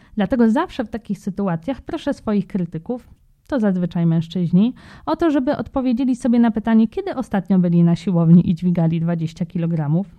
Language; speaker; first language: Polish; native; Polish